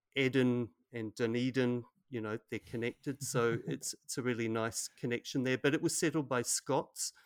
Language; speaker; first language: English; native; English